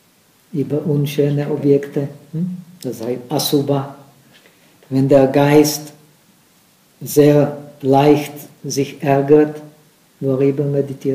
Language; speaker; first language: German; non-native, fluent; Czech